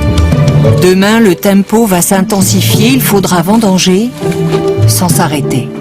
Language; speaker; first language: French; native; French